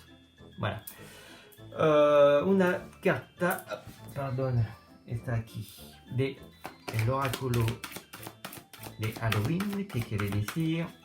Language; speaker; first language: Spanish; non-native, learner; French